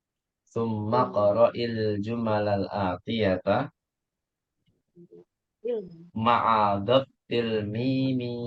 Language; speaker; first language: Arabic; non-native, fluent; Indonesian